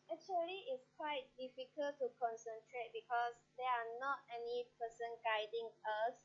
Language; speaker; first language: English; non-native, learner; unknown